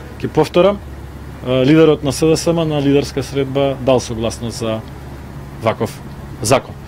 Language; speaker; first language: Macedonian; native; Macedonian